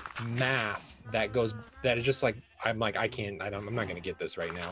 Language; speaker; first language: English; native; English